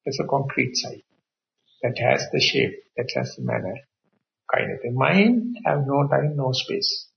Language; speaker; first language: English; non-native, local second language; Sinhala